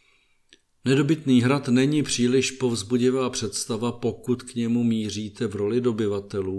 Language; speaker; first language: Czech; native; Czech